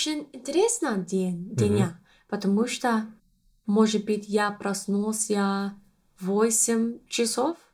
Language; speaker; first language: Russian; non-native, learner; English